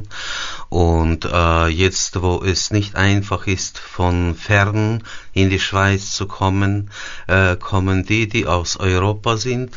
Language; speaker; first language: German; early bilingual, heritage; German